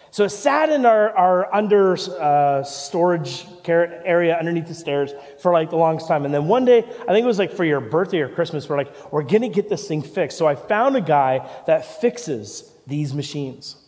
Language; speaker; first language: English; native; English